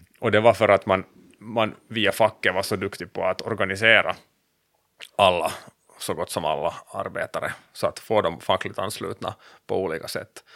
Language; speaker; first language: Swedish; native; Swedish